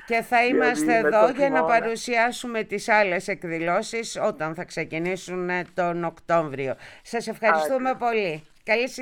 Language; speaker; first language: Greek; native; Greek